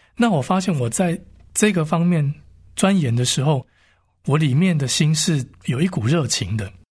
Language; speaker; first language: Chinese; native; Chinese